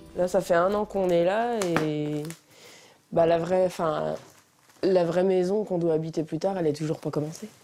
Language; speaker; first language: French; native; French